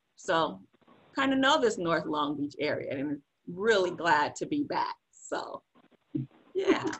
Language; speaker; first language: English; native; English